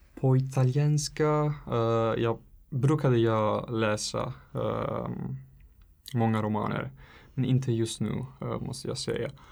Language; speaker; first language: Swedish; non-native, learner; Italian